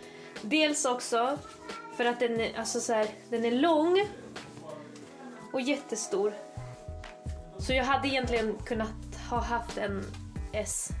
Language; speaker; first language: Swedish; native; Swedish